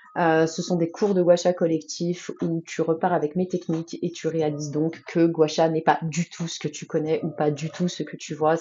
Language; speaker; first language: French; native; French